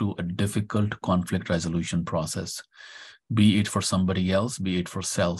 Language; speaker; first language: English; non-native, local second language; Punjabi